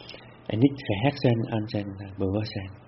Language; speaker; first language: Dutch; non-native, fluent; Vietnamese